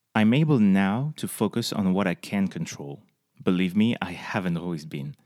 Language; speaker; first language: English; non-native, fluent; French